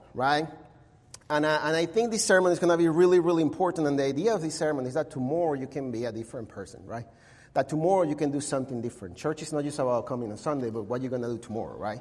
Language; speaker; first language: English; non-native, fluent; Spanish